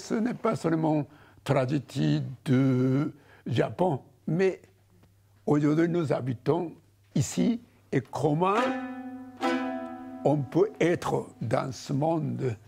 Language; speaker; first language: French; non-native, learner; Japanese